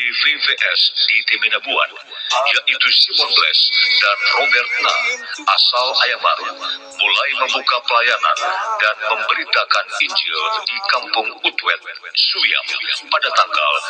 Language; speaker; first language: Indonesian; native; Indonesian